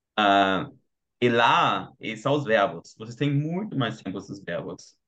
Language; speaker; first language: Portuguese; non-native, fluent; German